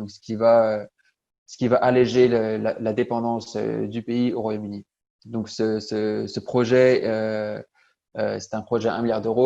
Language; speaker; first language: French; native; French